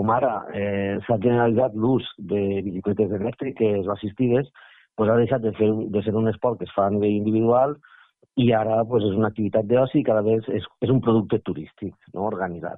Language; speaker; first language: Catalan; native; Catalan